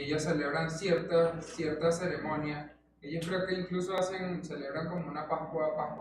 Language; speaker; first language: Spanish; native; Spanish